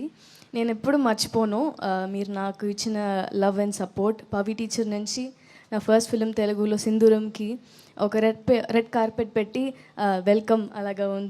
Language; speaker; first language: Telugu; non-native, learner; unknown